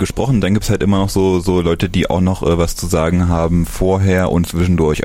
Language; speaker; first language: German; native; German